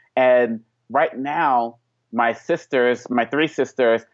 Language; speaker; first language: English; native; English